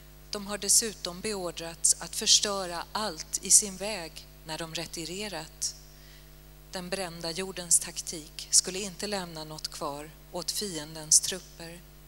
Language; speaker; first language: Swedish; native; Swedish